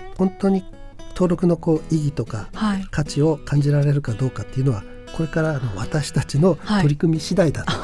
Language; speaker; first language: Japanese; native; Japanese